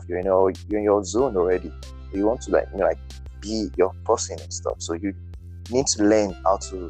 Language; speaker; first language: English; non-native, local second language; Yoruba